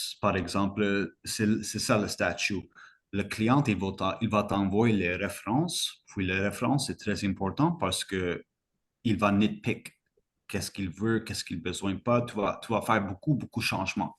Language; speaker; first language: French; non-native, fluent; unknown